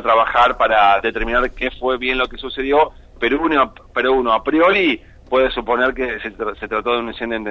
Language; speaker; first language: Spanish; native; Spanish